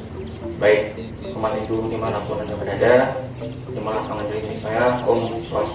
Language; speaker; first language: Indonesian; native; Indonesian